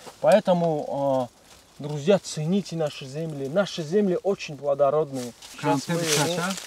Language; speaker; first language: Russian; non-native, local second language; Tajik